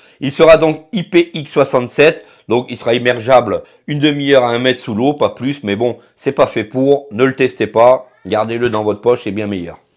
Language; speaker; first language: French; native; French